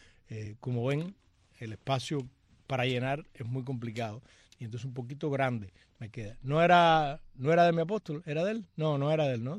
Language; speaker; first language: Spanish; native; Spanish